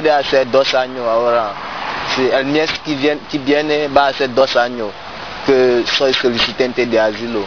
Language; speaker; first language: Spanish; non-native, learner; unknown